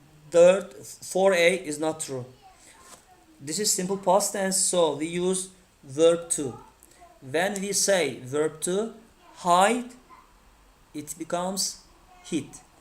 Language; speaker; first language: English; non-native, fluent; Turkish